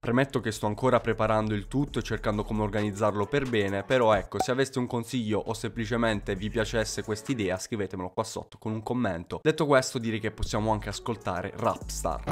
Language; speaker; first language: Italian; native; Italian